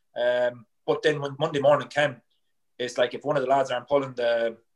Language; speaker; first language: English; native; English